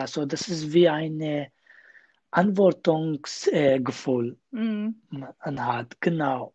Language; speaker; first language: German; non-native, learner; Kurdish